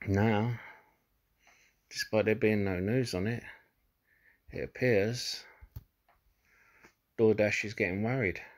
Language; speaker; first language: English; native; English